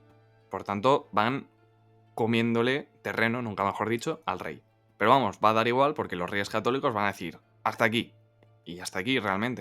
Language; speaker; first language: Spanish; native; Spanish